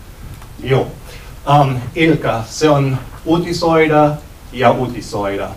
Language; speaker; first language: Finnish; non-native, learner; German